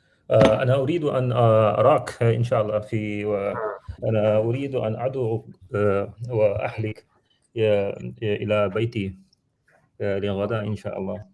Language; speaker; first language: Arabic; non-native, learner; English